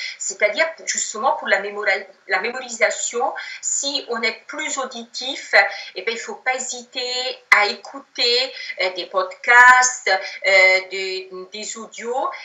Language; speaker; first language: French; non-native, fluent; Italian